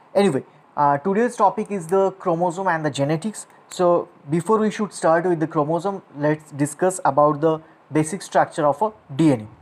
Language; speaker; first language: English; non-native, local second language; Bangla